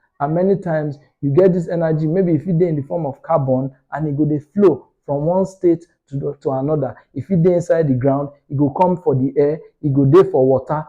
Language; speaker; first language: Nigerian Pidgin; non-native, local second language; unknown